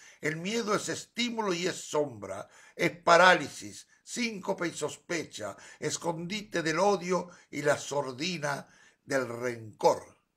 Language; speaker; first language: Spanish; native; Spanish